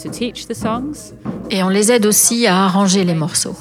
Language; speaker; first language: French; non-native, fluent; English